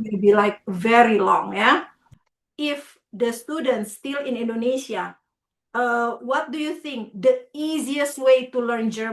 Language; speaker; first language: English; non-native, fluent; Indonesian